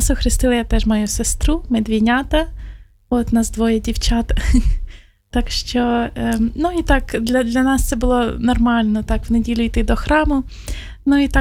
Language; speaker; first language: Ukrainian; native; Ukrainian